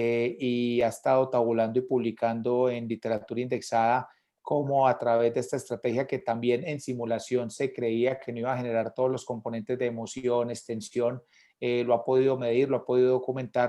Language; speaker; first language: Spanish; native; Spanish